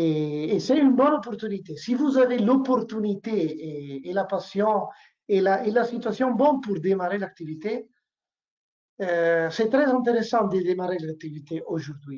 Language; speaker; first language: French; non-native, learner; Italian